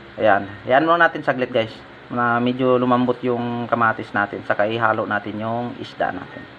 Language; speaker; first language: Filipino; non-native, local second language; Hiligaynon